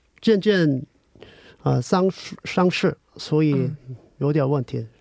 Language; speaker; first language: Chinese; non-native, learner; Korean